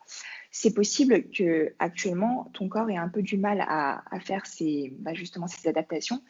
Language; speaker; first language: French; native; French